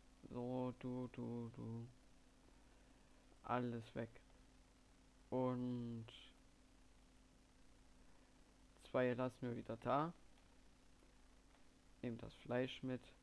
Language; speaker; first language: German; native; German